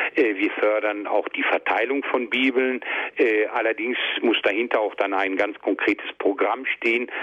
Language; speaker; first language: German; native; German